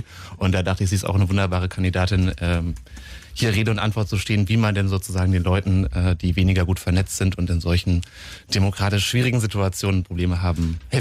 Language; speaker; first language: German; native; German